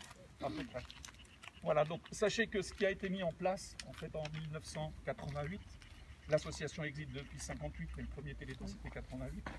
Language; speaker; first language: French; native; French